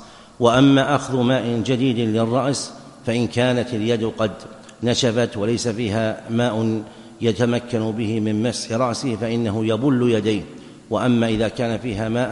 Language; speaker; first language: Arabic; native; Arabic